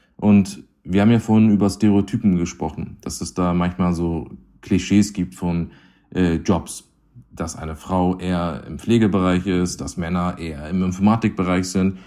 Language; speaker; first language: German; native; German